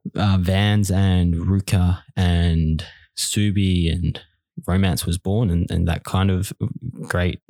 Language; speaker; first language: English; native; English